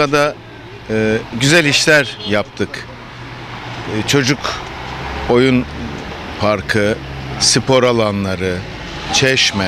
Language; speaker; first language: Turkish; native; Turkish